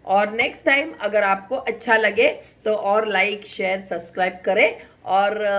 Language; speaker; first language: Hindi; non-native, local second language; Marathi